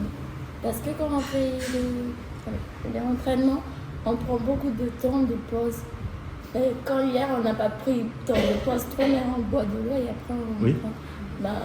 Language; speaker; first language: French; non-native, learner; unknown